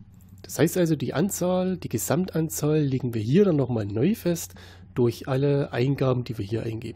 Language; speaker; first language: German; native; German